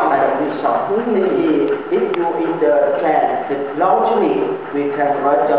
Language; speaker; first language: English; non-native, learner; Vietnamese